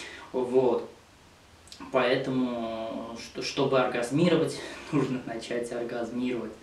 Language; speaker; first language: Russian; native; Russian